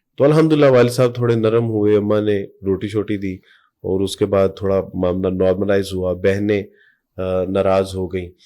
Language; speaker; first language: Urdu; native; Urdu